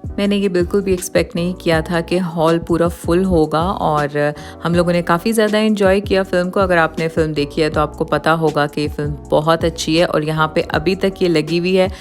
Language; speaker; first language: Urdu; native; Urdu